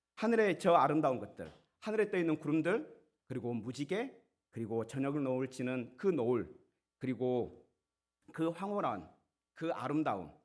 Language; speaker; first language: Korean; native; Korean